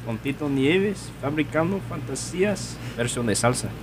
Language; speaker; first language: Spanish; non-native, learner; English